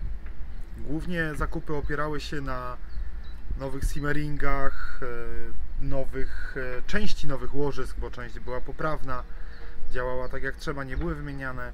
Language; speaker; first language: Polish; native; Polish